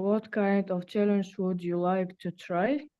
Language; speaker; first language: English; non-native, learner; Russian